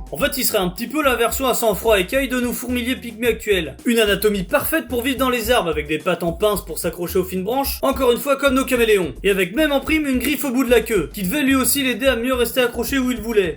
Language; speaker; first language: French; native; French